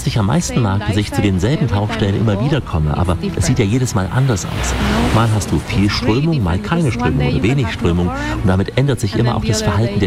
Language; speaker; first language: German; native; German